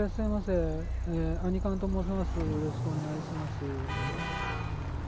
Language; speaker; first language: Japanese; native; Japanese